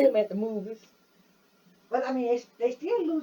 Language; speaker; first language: English; native; English